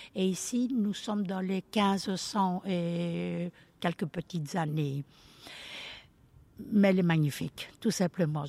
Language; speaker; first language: French; early bilingual, other home language; Italian